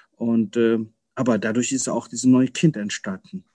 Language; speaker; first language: German; early bilingual, other home language; Arabic